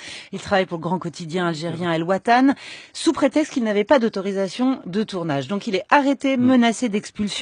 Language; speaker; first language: French; native; French